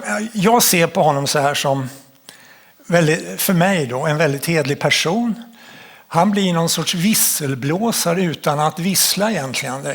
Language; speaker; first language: Swedish; native; Swedish